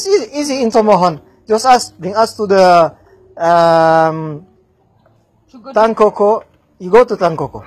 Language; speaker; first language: English; non-native, learner; Indonesian